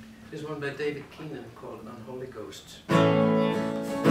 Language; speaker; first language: English; native; English